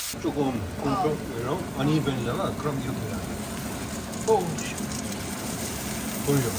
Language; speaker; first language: Korean; non-native, learner; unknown